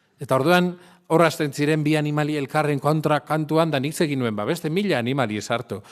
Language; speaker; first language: Basque; non-native, local second language; Spanish